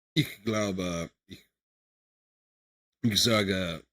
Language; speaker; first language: German; non-native, learner; English